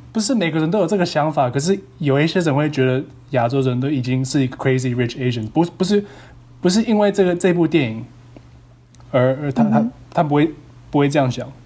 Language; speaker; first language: Chinese; early bilingual, heritage; Chinese